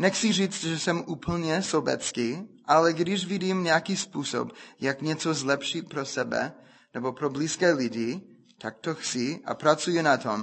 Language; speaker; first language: Czech; non-native, fluent; English